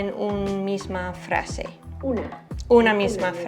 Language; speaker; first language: Spanish; non-native, learner; English